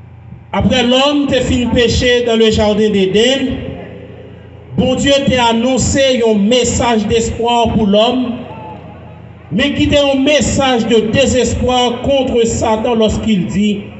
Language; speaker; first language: French; non-native, local second language; Haitian Creole